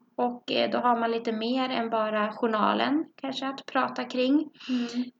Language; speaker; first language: Swedish; native; Swedish